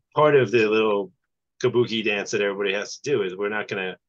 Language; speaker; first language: English; native; English